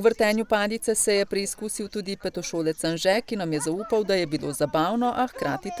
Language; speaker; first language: Slovenian; native; Slovenian